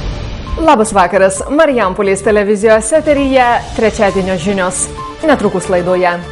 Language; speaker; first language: Lithuanian; native; Lithuanian